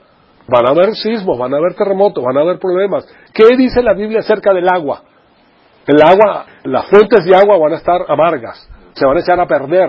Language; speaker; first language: Spanish; native; Spanish